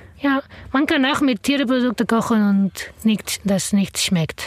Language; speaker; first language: German; non-native, learner; Arabic